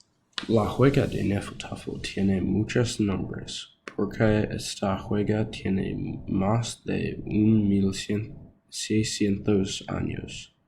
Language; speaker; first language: Spanish; non-native, learner; English